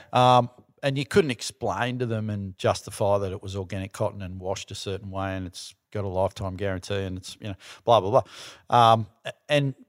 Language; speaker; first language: English; native; English